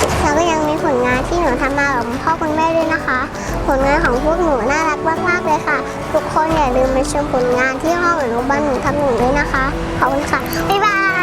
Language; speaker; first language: Thai; native; Thai